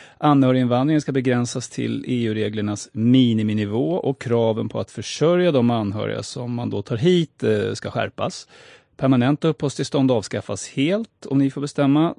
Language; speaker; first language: Swedish; native; Swedish